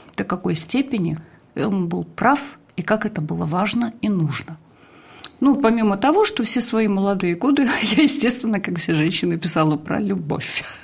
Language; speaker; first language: Russian; native; Russian